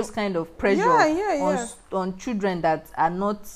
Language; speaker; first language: English; non-native, local second language; Yoruba